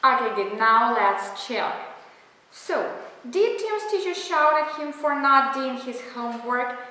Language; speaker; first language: English; non-native, fluent; Russian